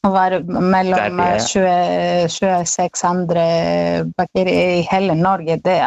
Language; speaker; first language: Norwegian; non-native, fluent; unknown